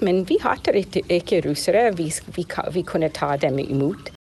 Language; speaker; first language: Norwegian; non-native, fluent; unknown